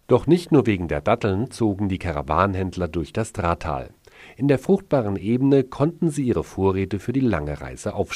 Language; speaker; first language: German; native; German